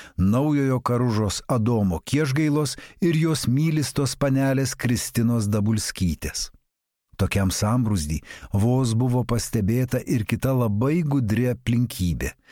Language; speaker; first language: Lithuanian; native; Lithuanian